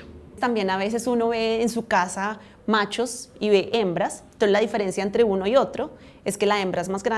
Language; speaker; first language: Spanish; native; Spanish